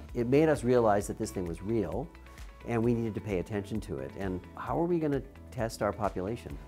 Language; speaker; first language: English; native; English